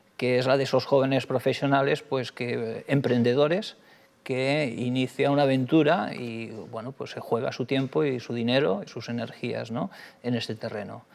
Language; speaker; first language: Spanish; native; Spanish